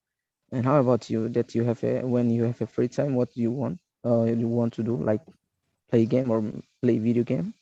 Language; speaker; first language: English; non-native, learner; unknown